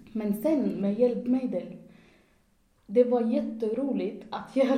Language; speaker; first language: Swedish; non-native, fluent; Arabic